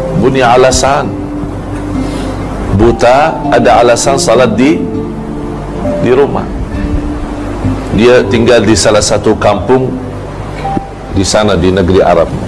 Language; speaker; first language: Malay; non-native, fluent; Arabic